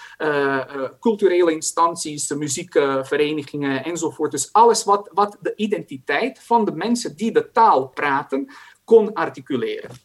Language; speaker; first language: Dutch; non-native, fluent; Croatian